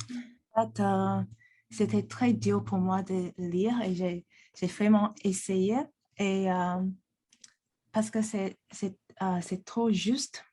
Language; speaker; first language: French; non-native, fluent; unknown